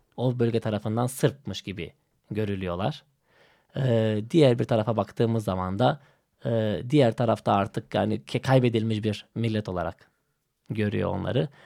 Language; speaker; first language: Turkish; non-native, fluent; Macedonian